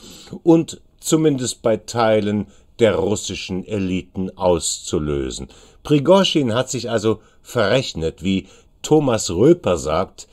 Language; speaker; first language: German; native; German